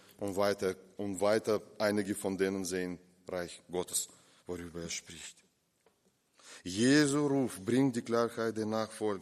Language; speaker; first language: German; non-native, fluent; Russian